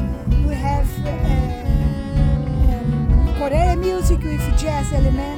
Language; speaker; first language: English; non-native, learner; Portuguese